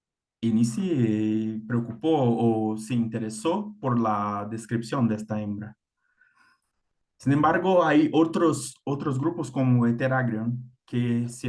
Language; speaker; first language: Spanish; non-native, fluent; Portuguese